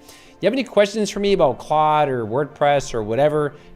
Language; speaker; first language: English; native; English